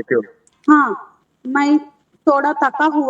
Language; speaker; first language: Hindi; non-native, learner; Telugu